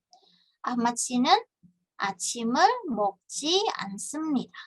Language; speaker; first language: Korean; non-native, fluent; Indonesian